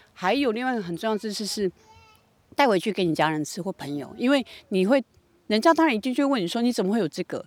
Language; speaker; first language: Chinese; native; Chinese